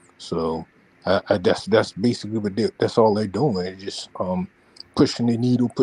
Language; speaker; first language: English; native; English